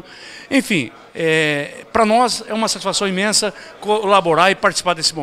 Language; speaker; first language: Portuguese; native; Portuguese